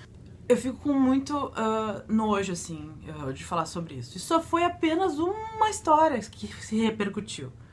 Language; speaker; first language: Portuguese; native; Portuguese